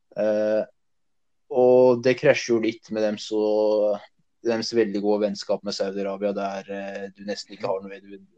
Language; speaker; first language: Norwegian; early bilingual, other home language; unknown